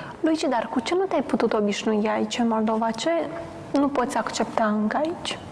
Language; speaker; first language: Romanian; native; Romanian